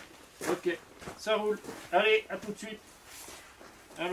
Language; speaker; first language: French; native; French